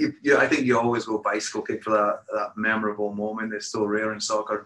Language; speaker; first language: English; native; English